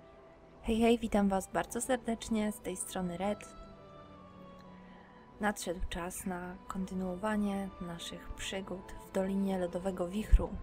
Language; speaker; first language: Polish; native; Polish